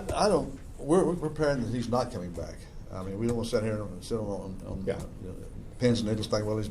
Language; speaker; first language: English; native; English